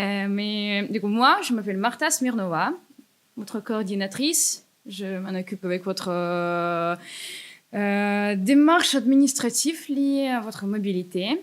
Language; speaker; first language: French; non-native, fluent; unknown